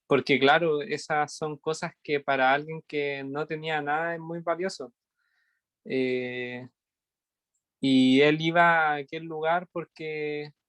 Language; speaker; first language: Spanish; native; Spanish